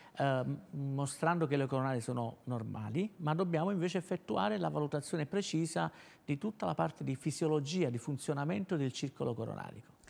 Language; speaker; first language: Italian; native; Italian